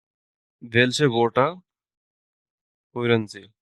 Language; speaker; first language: German; non-native, fluent; Bangla